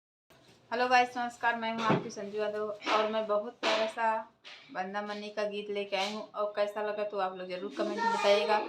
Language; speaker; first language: Hindi; native; Hindi